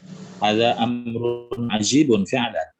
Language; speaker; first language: Arabic; non-native, fluent; Indonesian